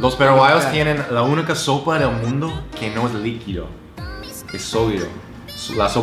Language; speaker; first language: Spanish; non-native, fluent; English